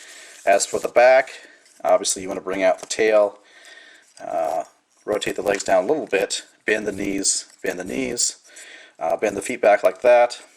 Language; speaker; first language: English; native; English